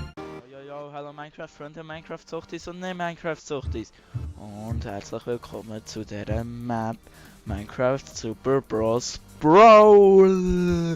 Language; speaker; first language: German; native; German